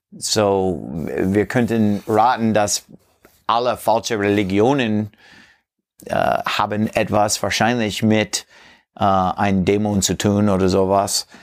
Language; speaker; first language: German; non-native, learner; English